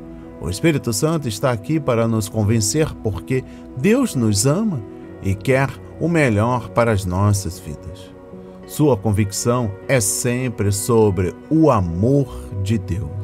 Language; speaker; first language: Portuguese; native; Portuguese